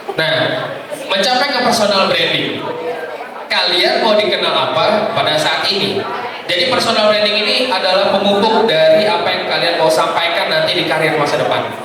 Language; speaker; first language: Indonesian; native; Indonesian